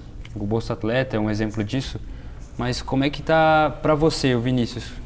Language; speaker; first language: Portuguese; native; Portuguese